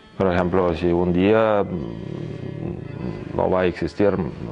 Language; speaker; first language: Spanish; non-native, learner; Russian